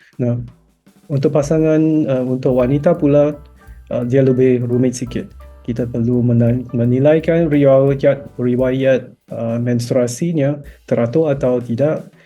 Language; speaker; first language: Malay; non-native, local second language; Chinese